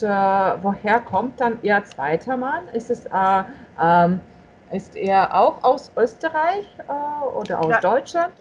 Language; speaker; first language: German; non-native, fluent; Russian